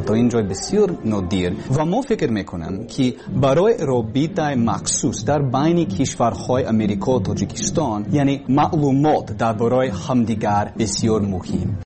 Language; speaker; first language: Persian; non-native, learner; English